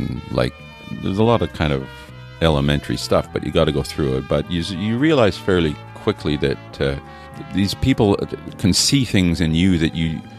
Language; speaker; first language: English; native; English